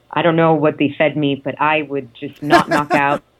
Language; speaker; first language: English; non-native, fluent; Italian